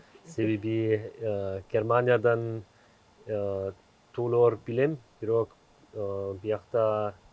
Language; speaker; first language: Kyrgyz; non-native, learner; German